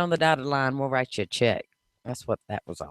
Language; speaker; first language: English; native; English